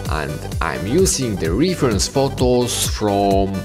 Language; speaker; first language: English; non-native, fluent; Polish